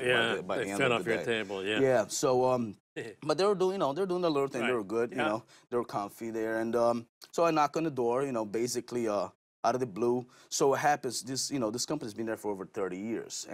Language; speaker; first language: English; non-native, fluent; Portuguese